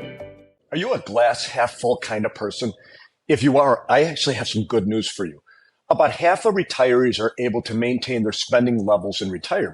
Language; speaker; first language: English; native; English